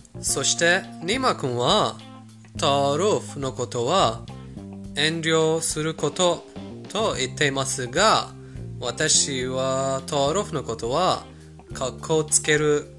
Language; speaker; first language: Japanese; non-native, fluent; Persian